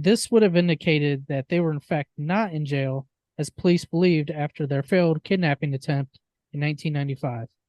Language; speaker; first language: English; native; English